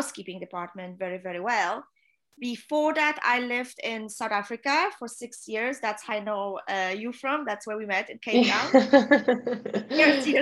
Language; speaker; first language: English; non-native, fluent; Polish